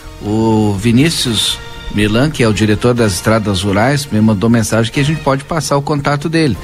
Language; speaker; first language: Portuguese; native; Portuguese